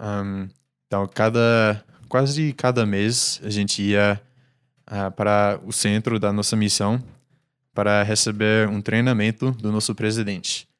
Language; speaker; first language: Portuguese; non-native, fluent; English